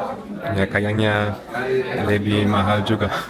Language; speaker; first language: Indonesian; non-native, learner; German